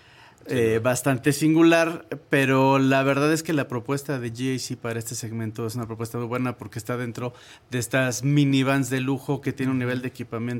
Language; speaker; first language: Spanish; native; Spanish